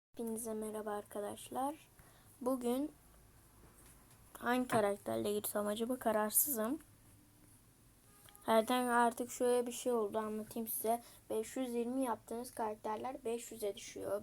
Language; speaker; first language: Turkish; native; Turkish